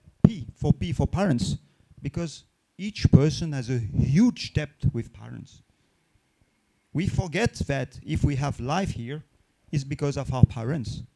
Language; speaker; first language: English; non-native, fluent; French